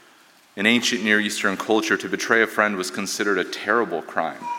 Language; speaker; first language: English; native; English